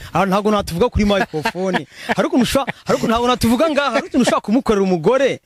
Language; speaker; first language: Rundi; early bilingual, heritage; Rundi